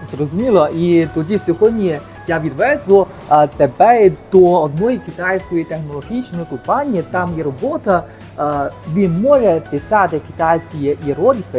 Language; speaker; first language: Ukrainian; non-native, fluent; Chinese